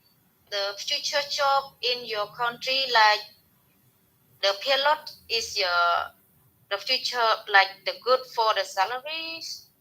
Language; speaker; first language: English; non-native, learner; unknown